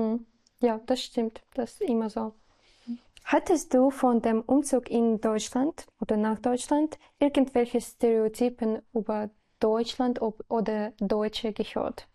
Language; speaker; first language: German; non-native, learner; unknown